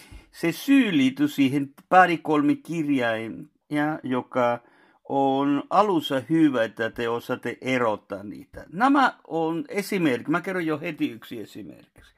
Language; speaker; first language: Finnish; non-native, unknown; Spanish